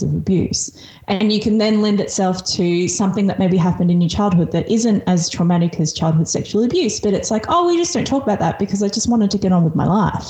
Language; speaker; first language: English; early bilingual, other home language; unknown